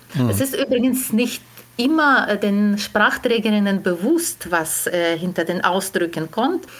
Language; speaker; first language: German; non-native, fluent; Ukrainian